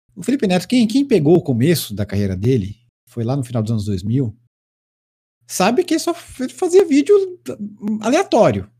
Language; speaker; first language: Portuguese; native; Portuguese